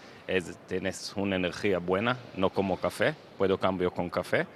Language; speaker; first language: Spanish; non-native, learner; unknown